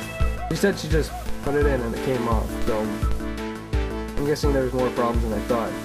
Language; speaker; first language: English; native; English